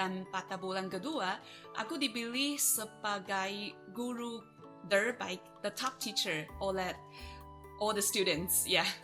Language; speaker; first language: Indonesian; non-native, fluent; Chinese